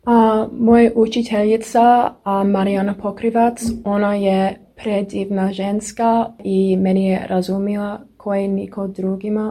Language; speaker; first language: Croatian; non-native, learner; English